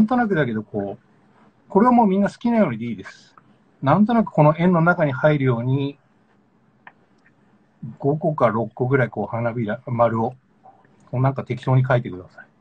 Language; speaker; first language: Japanese; native; Japanese